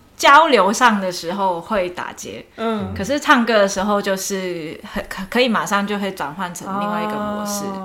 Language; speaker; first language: Chinese; non-native, local second language; Cantonese